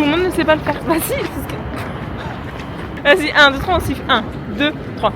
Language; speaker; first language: French; native; French